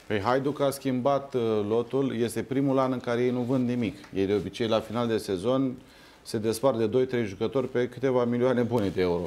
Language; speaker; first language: Romanian; native; Romanian